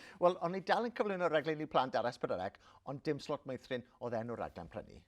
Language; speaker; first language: Welsh; native; Welsh